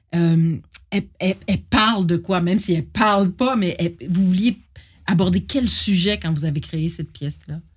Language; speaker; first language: French; native; French